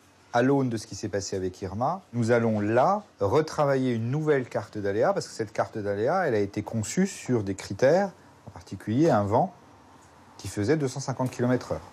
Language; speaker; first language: French; native; French